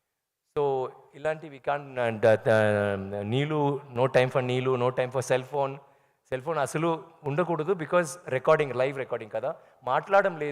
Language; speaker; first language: Telugu; non-native, local second language; Tamil